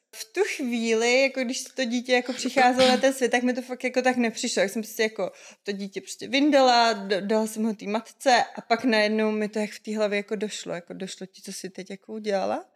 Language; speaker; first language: Czech; native; Czech